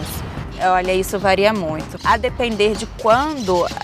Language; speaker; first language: Portuguese; native; Portuguese